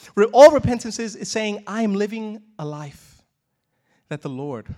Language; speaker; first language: English; native; English